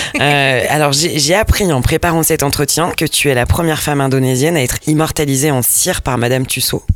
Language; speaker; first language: French; native; French